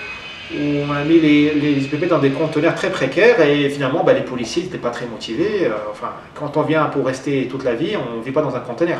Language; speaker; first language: French; non-native, local second language; Arabic